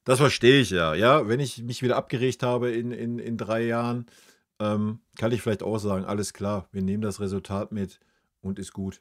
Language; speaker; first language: German; native; German